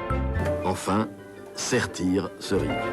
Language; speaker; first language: French; native; French